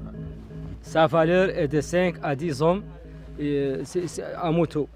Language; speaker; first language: French; non-native, local second language; Arabic